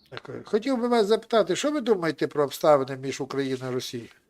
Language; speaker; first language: Russian; non-native, local second language; Ukrainian